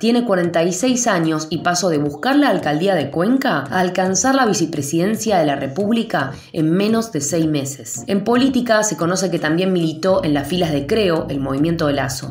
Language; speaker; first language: Spanish; native; Spanish